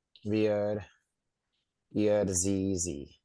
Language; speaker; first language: German; non-native, fluent; Hindi